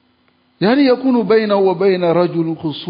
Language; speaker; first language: Arabic; non-native, fluent; French